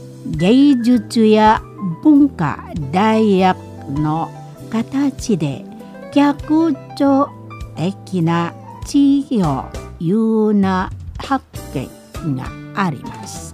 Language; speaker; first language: Japanese; non-native, learner; Indonesian